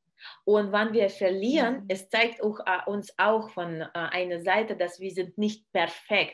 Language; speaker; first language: German; non-native, learner; Russian